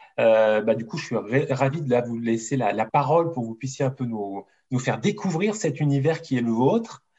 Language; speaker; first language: French; native; French